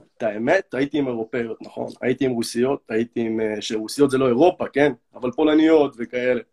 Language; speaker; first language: Hebrew; native; Hebrew